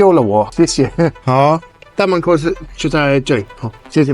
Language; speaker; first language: Chinese; non-native, fluent; English